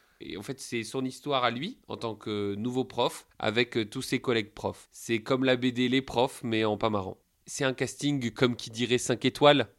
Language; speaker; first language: French; native; French